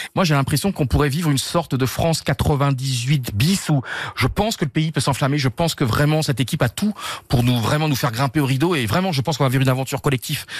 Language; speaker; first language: French; native; French